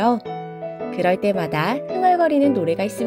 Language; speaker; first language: Korean; native; Korean